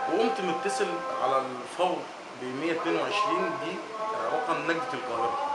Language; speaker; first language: Arabic; native; Arabic